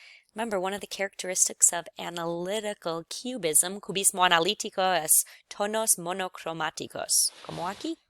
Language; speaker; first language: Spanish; non-native, fluent; English